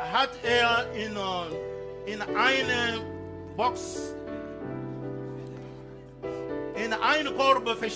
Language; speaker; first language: German; non-native, learner; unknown